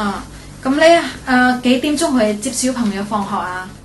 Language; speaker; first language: Cantonese; native; Cantonese